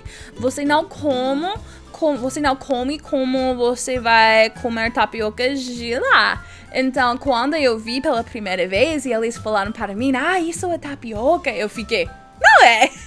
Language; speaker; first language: Portuguese; non-native, learner; English